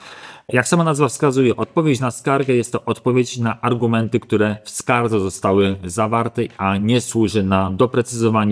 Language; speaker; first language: Polish; native; Polish